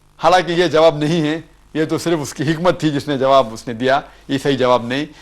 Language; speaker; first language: Urdu; non-native, local second language; Konkani